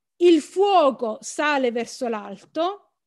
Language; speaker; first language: Italian; native; Italian